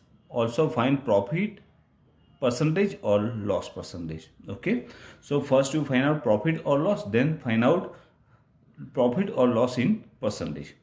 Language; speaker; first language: English; non-native, local second language; Gujarati